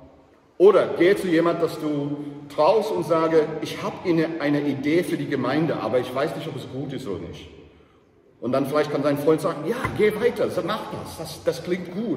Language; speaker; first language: German; non-native, learner; English